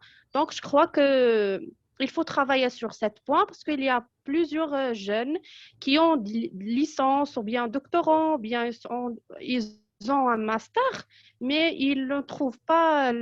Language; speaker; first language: French; non-native, local second language; Arabic